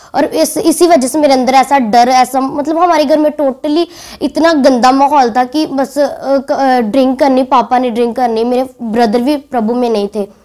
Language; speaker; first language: Hindi; native; Hindi